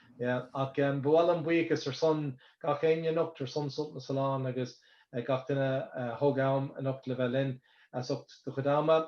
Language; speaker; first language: Irish; non-native, local second language; English